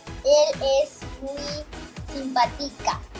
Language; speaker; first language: Spanish; non-native, learner; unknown